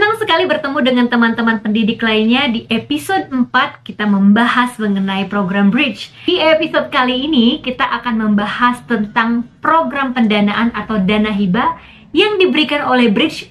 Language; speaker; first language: Indonesian; native; Indonesian